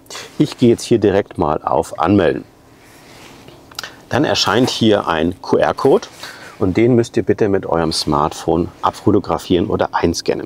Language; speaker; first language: German; native; German